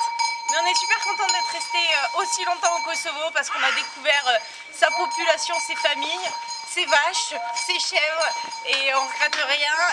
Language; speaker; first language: French; native; French